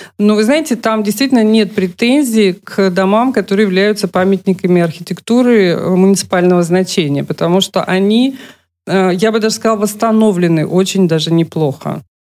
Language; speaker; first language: Russian; native; Russian